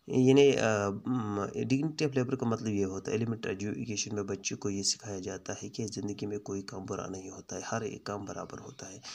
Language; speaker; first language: Urdu; non-native, local second language; Kashmiri